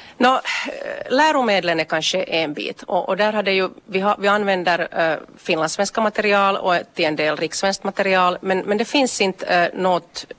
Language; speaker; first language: Swedish; native; Swedish